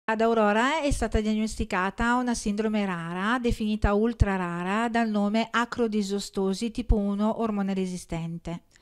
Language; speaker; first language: Italian; native; Italian